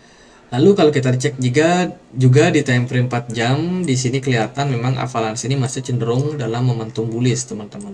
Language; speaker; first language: Indonesian; native; Indonesian